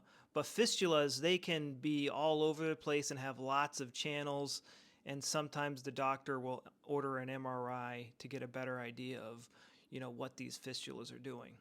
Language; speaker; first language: English; native; English